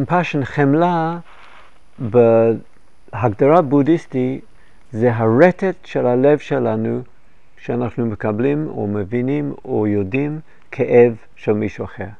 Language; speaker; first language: Hebrew; non-native, fluent; English